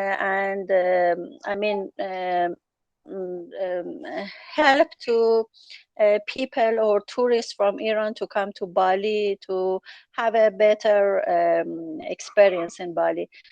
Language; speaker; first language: English; non-native, learner; Persian